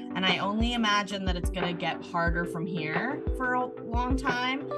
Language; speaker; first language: English; native; English